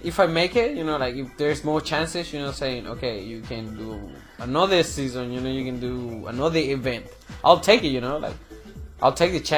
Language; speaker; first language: English; non-native, fluent; Spanish